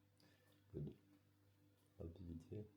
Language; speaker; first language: French; native; French